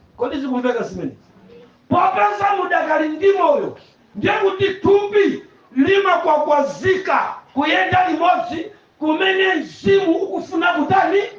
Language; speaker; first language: Nyanja; native; Nyanja